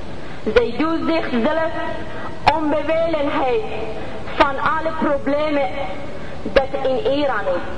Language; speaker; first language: Dutch; non-native, learner; Persian